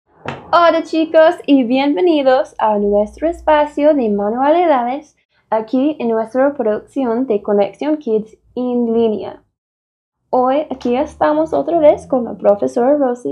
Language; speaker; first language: Spanish; non-native, fluent; English